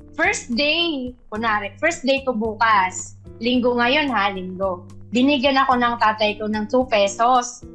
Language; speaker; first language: Filipino; non-native, local second language; Bikol